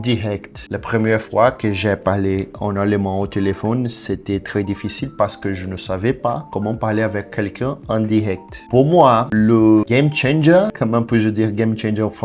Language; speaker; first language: French; non-native, learner; Portuguese